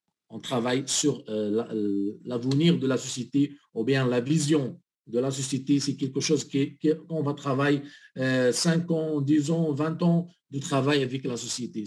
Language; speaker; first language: French; non-native, learner; Arabic